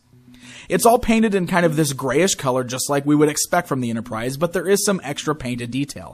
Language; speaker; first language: English; native; English